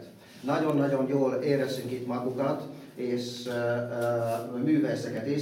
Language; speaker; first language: Hungarian; non-native, learner; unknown